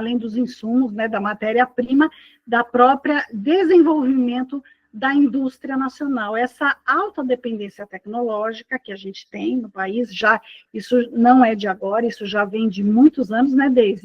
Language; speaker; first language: Portuguese; native; Portuguese